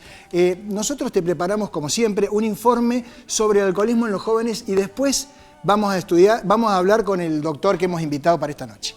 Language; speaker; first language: Spanish; native; Spanish